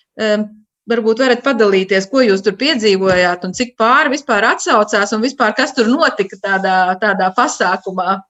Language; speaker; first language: Latvian; native; Latvian